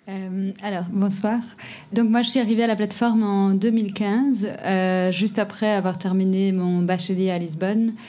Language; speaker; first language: French; non-native, fluent; Portuguese